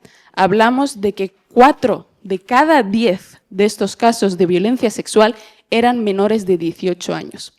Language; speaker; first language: Spanish; native; Spanish